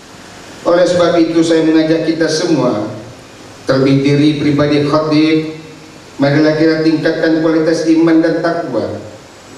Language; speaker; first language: Indonesian; native; Indonesian